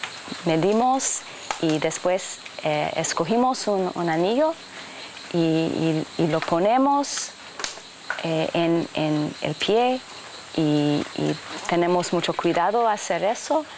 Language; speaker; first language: Spanish; non-native, fluent; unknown